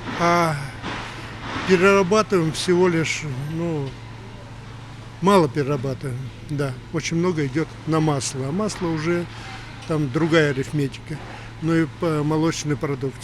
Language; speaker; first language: Russian; native; Russian